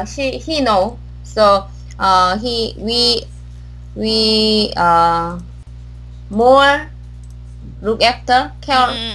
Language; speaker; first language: English; non-native, learner; Korean